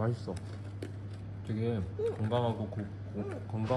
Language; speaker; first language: Korean; native; Korean